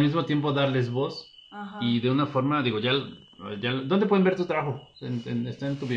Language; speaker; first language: Spanish; native; Spanish